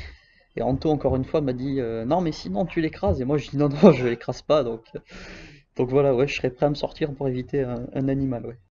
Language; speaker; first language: French; native; French